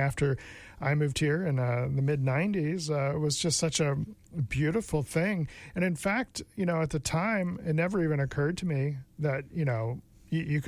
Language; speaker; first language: English; native; English